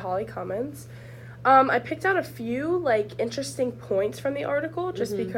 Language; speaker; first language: English; native; English